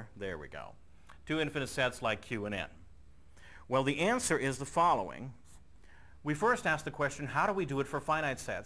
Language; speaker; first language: English; native; English